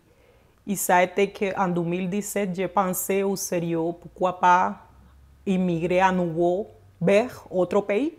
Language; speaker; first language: French; non-native, fluent; Spanish